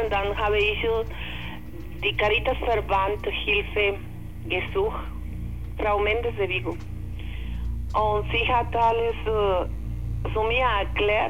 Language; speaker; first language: German; non-native, learner; Spanish